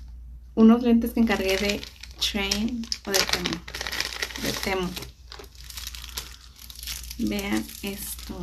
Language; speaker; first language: Spanish; native; Spanish